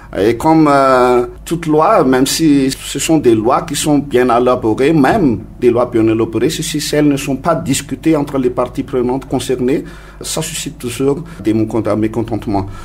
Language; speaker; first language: French; non-native, local second language; Malagasy